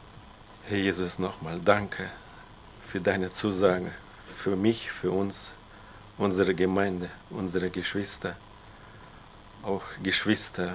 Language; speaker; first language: German; non-native, fluent; Russian